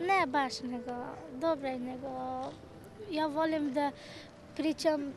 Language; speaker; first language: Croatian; non-native, learner; Persian